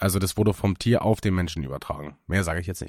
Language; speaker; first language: German; native; German